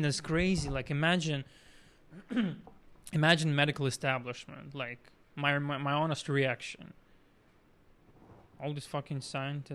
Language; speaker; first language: English; non-native, fluent; Russian